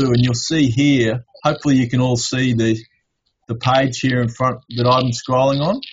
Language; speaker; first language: English; native; English